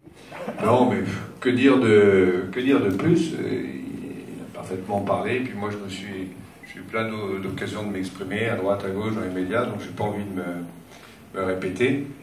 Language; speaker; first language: French; native; French